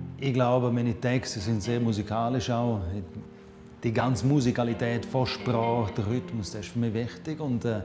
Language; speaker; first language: German; non-native, local second language; Romansh